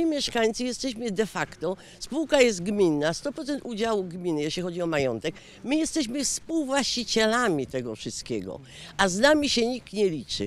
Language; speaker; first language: Polish; native; Polish